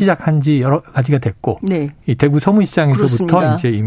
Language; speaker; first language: Korean; native; Korean